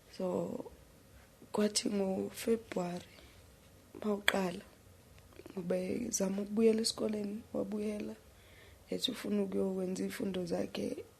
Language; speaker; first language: Zulu; native; Zulu